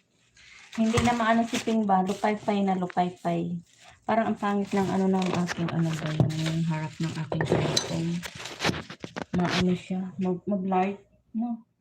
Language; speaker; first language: Filipino; non-native, local second language; Bikol